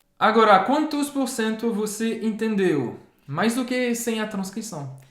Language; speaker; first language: Portuguese; non-native, fluent; French